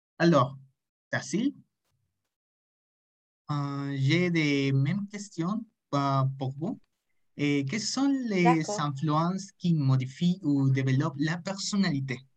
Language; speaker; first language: French; non-native, learner; Spanish